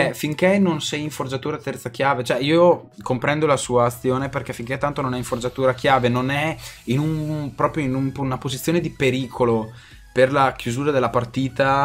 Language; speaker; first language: Italian; native; Italian